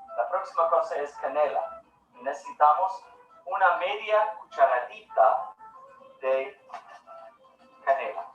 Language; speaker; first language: Spanish; non-native, learner; English